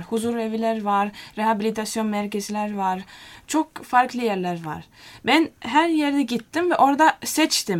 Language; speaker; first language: Turkish; non-native, learner; Finnish